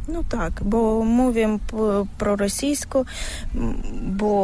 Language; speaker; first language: Ukrainian; non-native, local second language; Russian